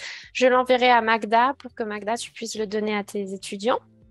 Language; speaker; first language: French; native; French